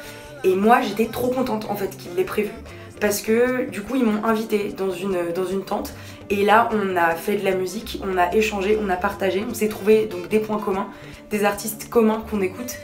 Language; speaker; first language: French; native; French